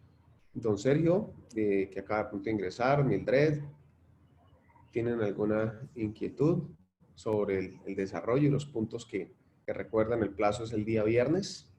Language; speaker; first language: Spanish; native; Spanish